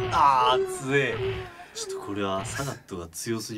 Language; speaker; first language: Japanese; native; Japanese